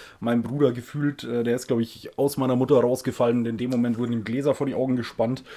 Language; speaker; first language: German; native; German